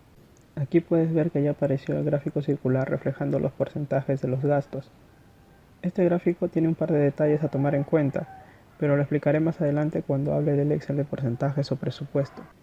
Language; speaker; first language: Spanish; native; Spanish